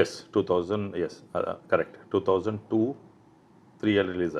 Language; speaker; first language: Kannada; non-native, local second language; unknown